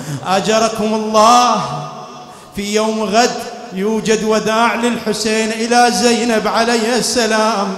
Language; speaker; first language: Arabic; native; Arabic